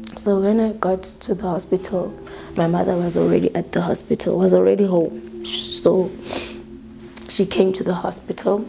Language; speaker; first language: English; non-native, local second language; Southern Sotho